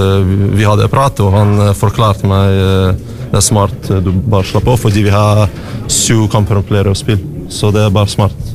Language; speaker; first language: Norwegian; non-native, learner; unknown